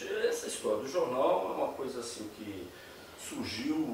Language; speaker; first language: Portuguese; native; Portuguese